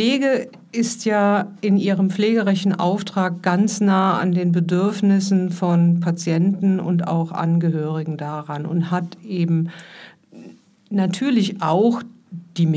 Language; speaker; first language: German; native; German